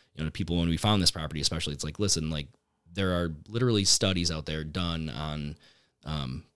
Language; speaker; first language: English; native; English